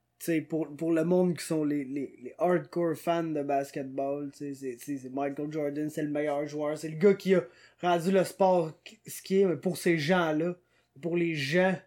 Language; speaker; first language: French; native; French